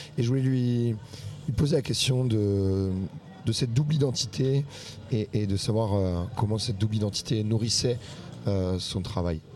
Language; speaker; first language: French; native; French